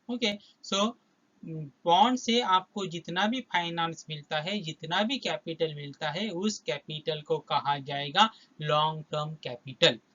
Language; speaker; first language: Hindi; non-native, local second language; Marathi